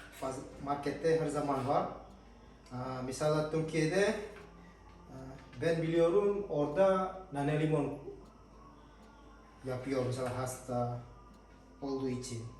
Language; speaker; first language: Turkish; non-native, learner; Indonesian